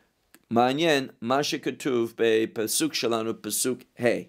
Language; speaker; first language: Hebrew; non-native, fluent; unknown